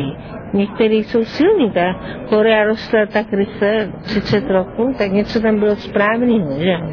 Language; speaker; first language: Czech; non-native, fluent; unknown